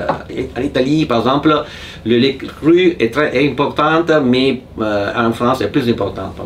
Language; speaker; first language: French; non-native, fluent; Italian